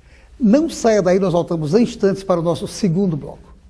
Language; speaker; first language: Portuguese; native; Portuguese